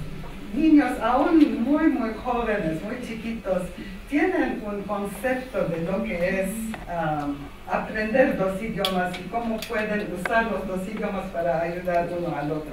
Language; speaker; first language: Spanish; non-native, fluent; Armenian